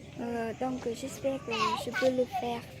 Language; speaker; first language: French; non-native, learner; Vietnamese